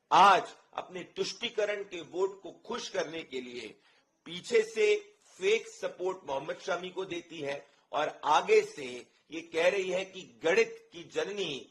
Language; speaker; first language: Hindi; native; Hindi